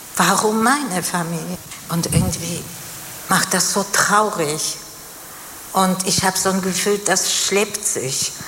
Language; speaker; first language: German; non-native, fluent; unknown